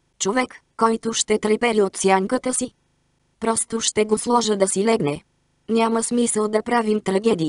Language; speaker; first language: Bulgarian; native; Bulgarian